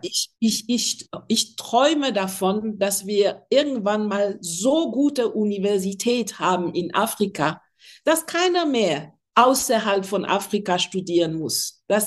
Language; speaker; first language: German; non-native, fluent; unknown